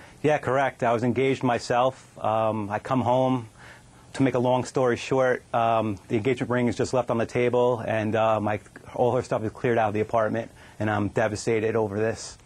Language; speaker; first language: English; native; English